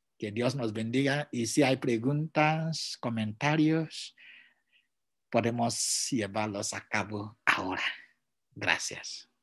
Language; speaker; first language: Spanish; non-native, fluent; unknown